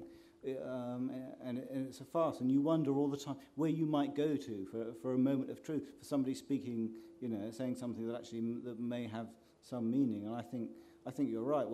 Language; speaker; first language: English; native; English